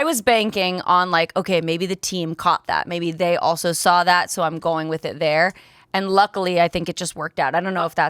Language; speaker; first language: English; native; English